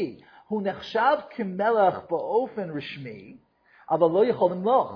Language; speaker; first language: Hebrew; non-native, fluent; English